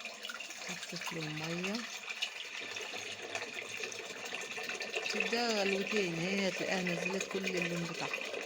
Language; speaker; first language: Arabic; native; Arabic